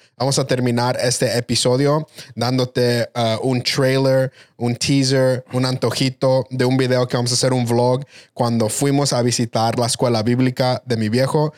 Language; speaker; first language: Spanish; early bilingual, heritage; Spanish